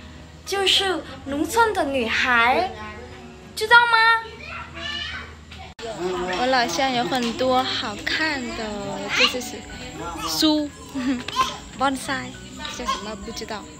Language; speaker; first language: Chinese; non-native, fluent; Vietnamese